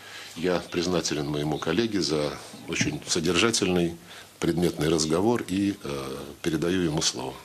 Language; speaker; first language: Russian; native; Russian